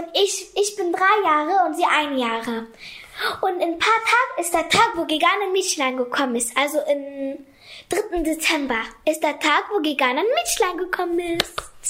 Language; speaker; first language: German; early bilingual, other home language; Kurdish